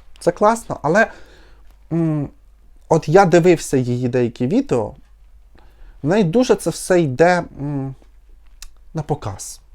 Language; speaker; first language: Ukrainian; non-native, local second language; Russian